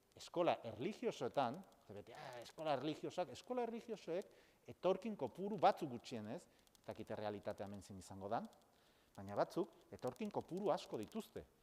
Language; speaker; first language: Basque; non-native, local second language; Spanish